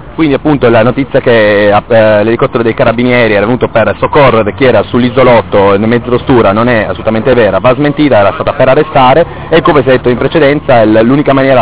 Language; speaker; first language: Italian; native; Italian